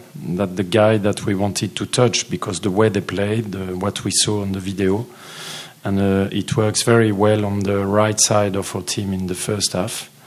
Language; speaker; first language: English; non-native, fluent; French